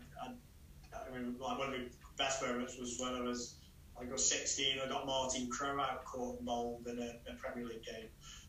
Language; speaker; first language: English; native; English